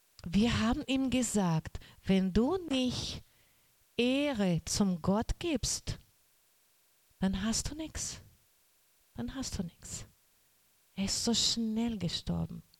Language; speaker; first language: German; non-native, learner; Portuguese